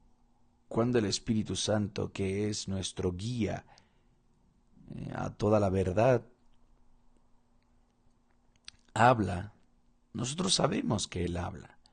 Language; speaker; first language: Spanish; non-native, fluent; Portuguese